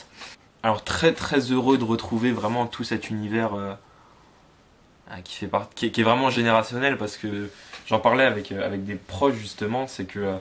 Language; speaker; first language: French; native; French